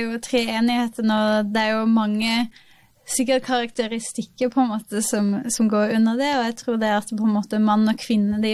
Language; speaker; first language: Norwegian; native; Norwegian